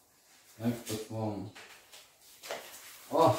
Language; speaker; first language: Russian; non-native, local second language; Ukrainian